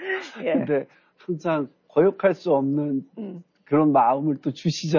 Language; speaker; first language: Korean; native; Korean